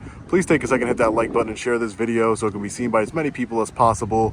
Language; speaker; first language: English; native; English